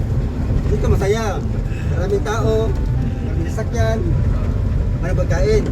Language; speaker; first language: Filipino; non-native, local second language; Cebuano